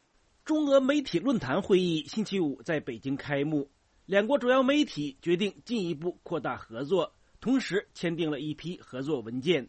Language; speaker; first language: Chinese; native; Chinese